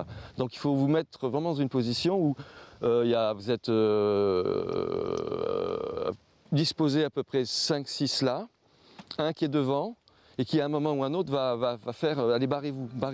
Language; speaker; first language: French; native; French